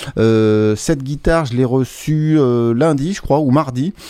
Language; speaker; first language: French; native; French